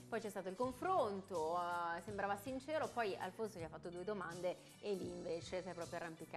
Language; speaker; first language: Italian; native; Italian